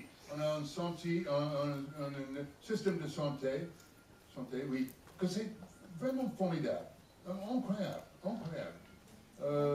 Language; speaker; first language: French; non-native, learner; English